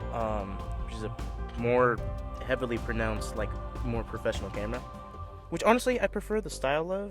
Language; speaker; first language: English; native; English